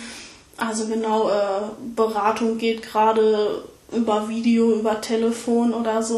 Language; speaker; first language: German; native; German